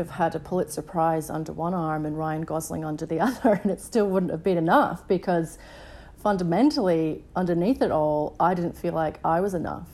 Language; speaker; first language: English; native; English